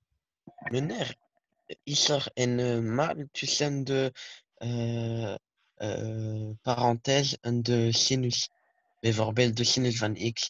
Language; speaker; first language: Dutch; non-native, learner; French